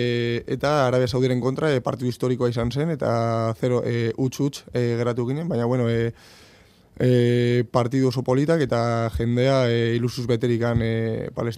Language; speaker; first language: Basque; non-native, local second language; Spanish